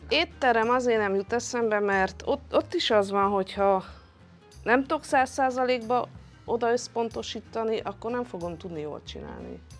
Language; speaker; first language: Hungarian; native; Hungarian